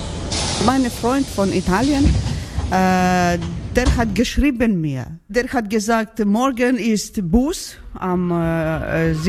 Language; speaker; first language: German; non-native, learner; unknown